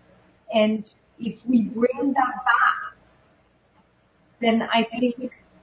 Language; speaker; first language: English; non-native, local second language; Dutch